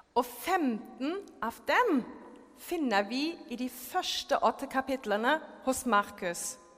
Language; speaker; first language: Norwegian; non-native, fluent; German